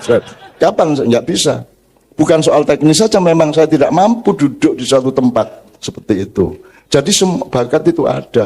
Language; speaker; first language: Indonesian; native; Indonesian